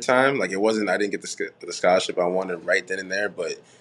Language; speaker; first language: English; native; English